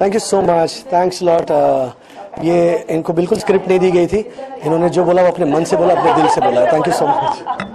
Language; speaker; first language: Hindi; non-native, local second language; Marathi